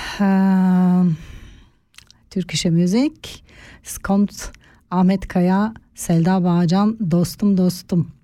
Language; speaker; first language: German; non-native, learner; Turkish